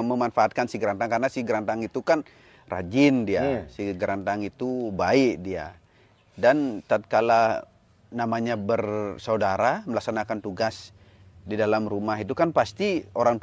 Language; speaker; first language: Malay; non-native, local second language; Balinese